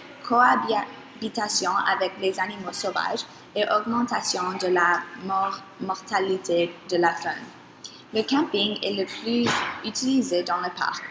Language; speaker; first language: French; non-native, learner; English